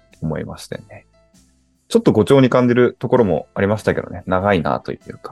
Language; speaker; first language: Japanese; native; Japanese